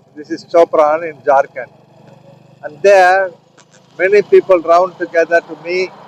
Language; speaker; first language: English; non-native, local second language; Tamil